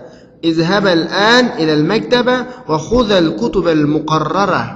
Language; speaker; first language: Arabic; non-native, fluent; Uyghur